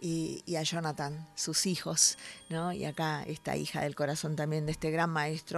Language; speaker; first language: Spanish; native; Spanish